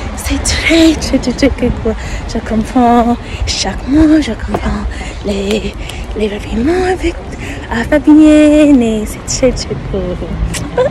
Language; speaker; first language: French; non-native, learner; English